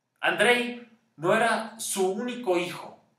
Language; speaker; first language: Spanish; native; Spanish